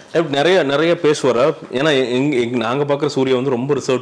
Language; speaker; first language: Tamil; native; Tamil